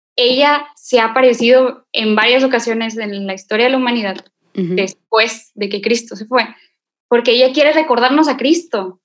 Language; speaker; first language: Spanish; native; Spanish